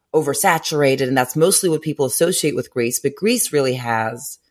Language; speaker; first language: English; early bilingual, other home language; Greek